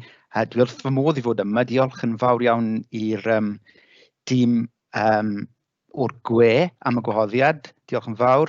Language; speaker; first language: Welsh; non-native, learner; English